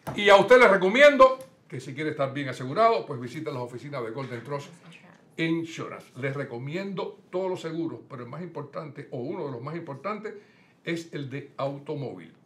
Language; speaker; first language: Spanish; native; Spanish